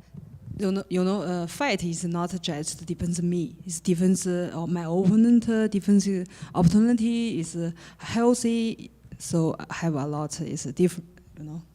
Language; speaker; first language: English; non-native, learner; Chinese